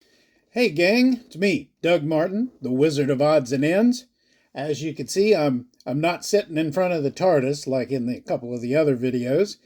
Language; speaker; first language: English; native; English